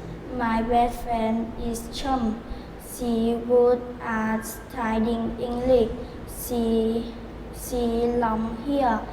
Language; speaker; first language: English; non-native, learner; Vietnamese